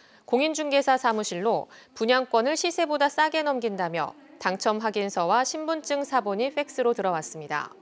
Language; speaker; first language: Korean; native; Korean